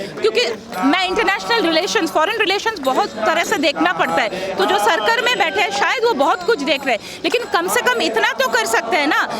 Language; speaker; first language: Hindi; non-native, local second language; Bangla